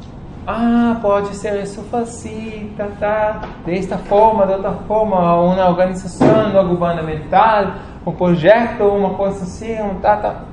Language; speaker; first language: Portuguese; non-native, fluent; Spanish